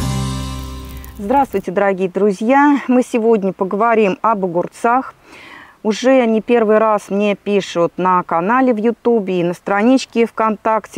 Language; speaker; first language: Russian; native; Russian